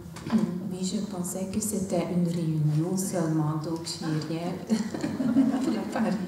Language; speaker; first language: French; non-native, local second language; Dutch